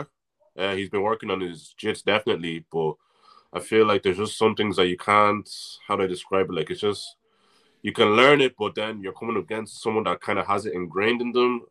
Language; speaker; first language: English; native; English